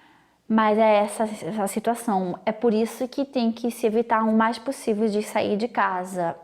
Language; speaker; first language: Portuguese; non-native, fluent; Italian